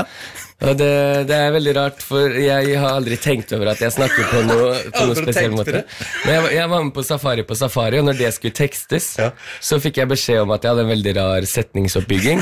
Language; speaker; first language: Norwegian; early bilingual, heritage; Norwegian